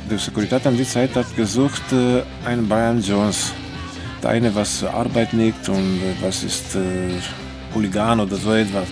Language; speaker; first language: German; non-native, fluent; Romanian